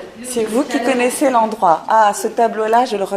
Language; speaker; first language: French; native; French